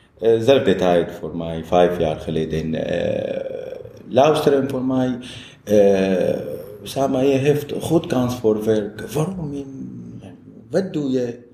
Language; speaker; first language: Dutch; non-native, learner; Arabic